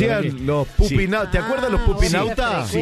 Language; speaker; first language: Spanish; native; Spanish